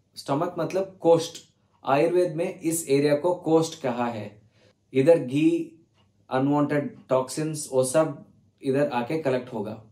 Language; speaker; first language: Hindi; non-native, learner; Tamil